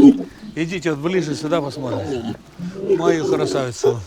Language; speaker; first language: Russian; native; Russian